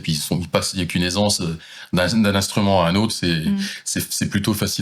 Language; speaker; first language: French; native; French